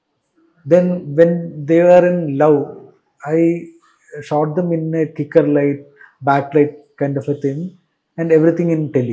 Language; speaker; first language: Telugu; non-native, learner; Malayalam